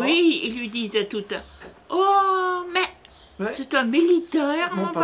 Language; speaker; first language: French; native; French